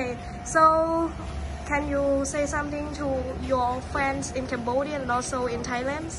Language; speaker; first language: English; non-native, learner; Khmer